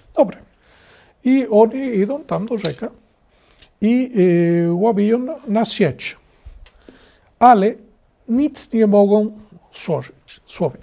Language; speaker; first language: Polish; non-native, learner; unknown